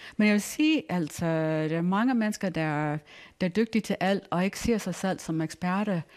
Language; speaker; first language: Danish; non-native, fluent; English